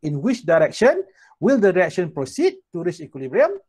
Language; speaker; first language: English; non-native, local second language; Malay